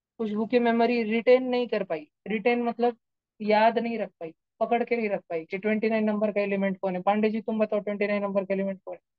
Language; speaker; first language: Hindi; non-native, local second language; Marathi